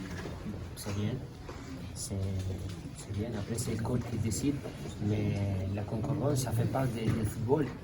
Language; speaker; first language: French; non-native, learner; Spanish